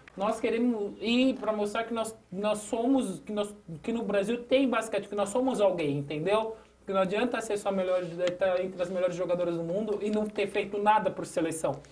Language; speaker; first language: Portuguese; native; Portuguese